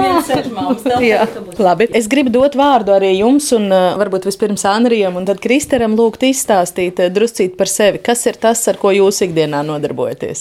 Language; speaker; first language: Latvian; native; Latvian